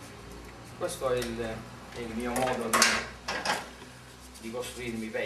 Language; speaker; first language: Italian; native; Italian